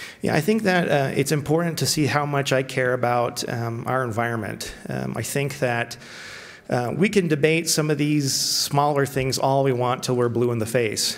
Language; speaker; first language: English; native; English